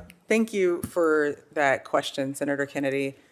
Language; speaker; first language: English; native; English